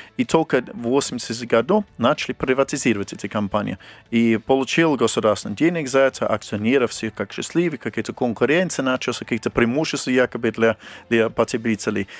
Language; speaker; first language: Russian; non-native, fluent; English